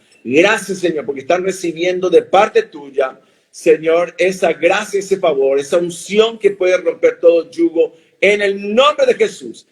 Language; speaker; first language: Spanish; native; Spanish